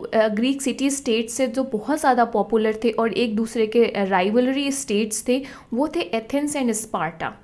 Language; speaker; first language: Hindi; native; Hindi